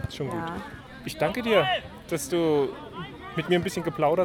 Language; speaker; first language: German; native; German